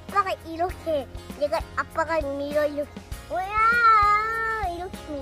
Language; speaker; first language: Korean; early bilingual, heritage; Korean